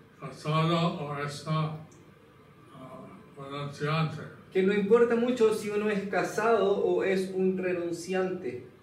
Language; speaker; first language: Spanish; non-native, learner; English